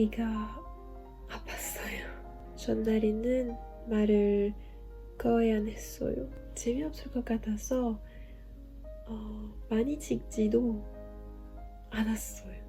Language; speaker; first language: Korean; non-native, learner; French